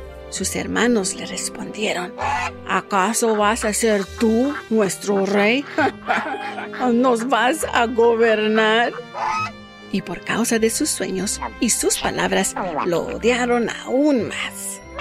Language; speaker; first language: Spanish; native; Spanish